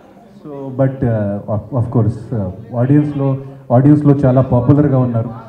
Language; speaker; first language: Telugu; non-native, fluent; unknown